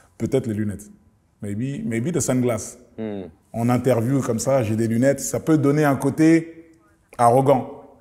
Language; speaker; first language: French; early bilingual, other home language; Lingala